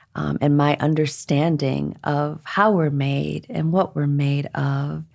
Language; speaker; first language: English; early bilingual, other home language; Krio